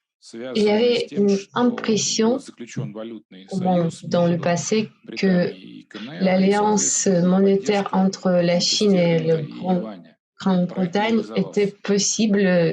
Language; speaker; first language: French; non-native, fluent; Russian